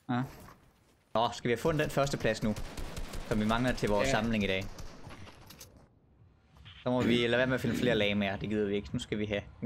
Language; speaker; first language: Danish; native; Danish